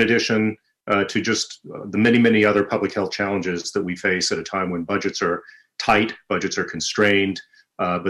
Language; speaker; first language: English; native; English